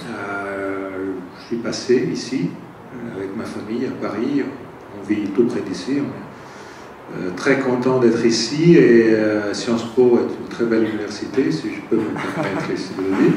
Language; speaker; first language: French; non-native, fluent; Italian